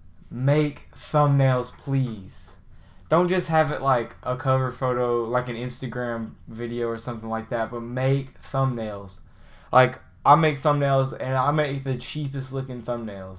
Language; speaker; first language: English; native; English